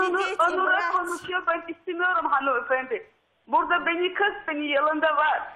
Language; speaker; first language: Turkish; non-native, learner; Russian